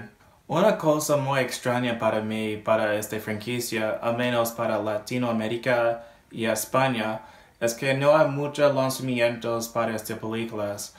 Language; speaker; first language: Spanish; non-native, learner; English